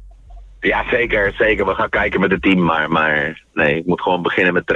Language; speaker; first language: Dutch; non-native, fluent; Spanish